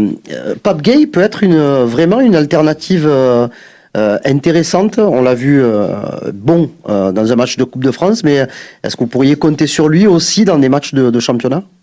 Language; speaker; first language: French; native; French